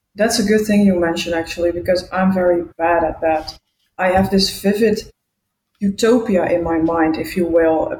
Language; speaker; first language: English; non-native, fluent; Dutch